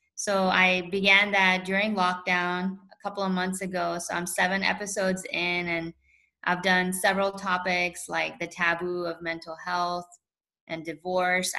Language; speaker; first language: English; early bilingual, other home language; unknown